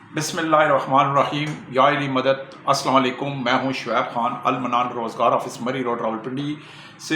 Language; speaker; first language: Urdu; non-native, local second language; Pashto